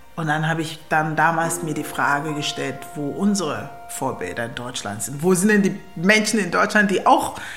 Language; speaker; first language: German; early bilingual, other home language; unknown